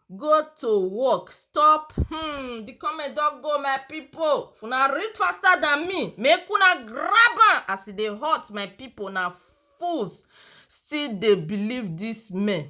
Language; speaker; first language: Nigerian Pidgin; non-native, local second language; Yoruba